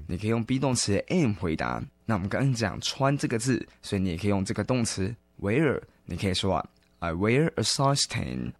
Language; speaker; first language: Chinese; native; Chinese